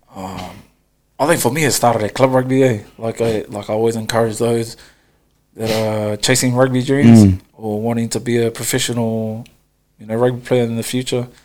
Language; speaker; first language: English; native; English